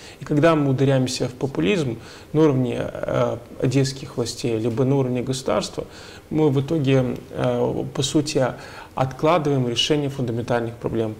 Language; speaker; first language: Russian; native; Russian